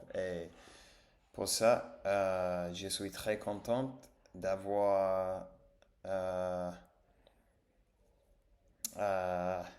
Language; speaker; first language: French; non-native, learner; English